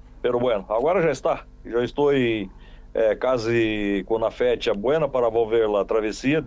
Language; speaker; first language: Spanish; non-native, learner; Portuguese